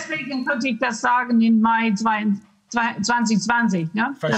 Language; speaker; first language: German; non-native, learner; English